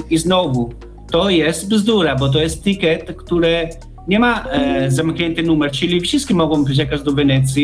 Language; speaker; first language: Polish; non-native, learner; Italian